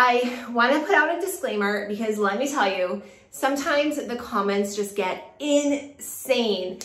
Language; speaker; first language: English; native; English